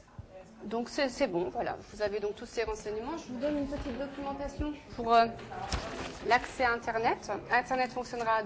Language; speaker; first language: French; native; French